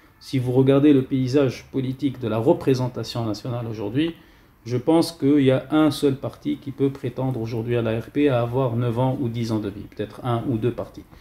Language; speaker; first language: French; non-native, local second language; Arabic